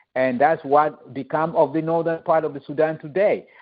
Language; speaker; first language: English; non-native, fluent; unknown